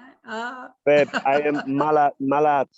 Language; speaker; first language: English; non-native, learner; Italian